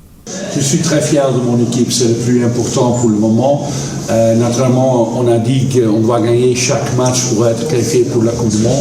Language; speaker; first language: French; non-native, fluent; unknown